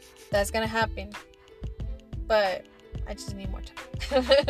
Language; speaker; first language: English; early bilingual, other home language; Spanish